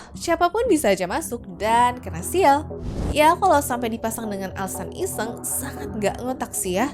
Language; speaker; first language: Indonesian; native; Indonesian